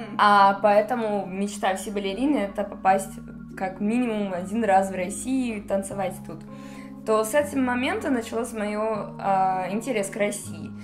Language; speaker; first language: Russian; non-native, learner; Portuguese